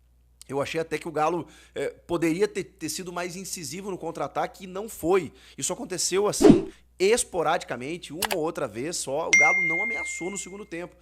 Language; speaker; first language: Portuguese; native; Portuguese